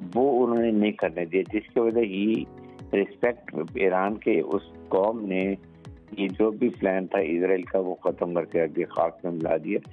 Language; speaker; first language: Urdu; non-native, local second language; Punjabi